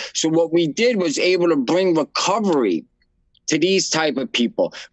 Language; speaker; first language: English; native; English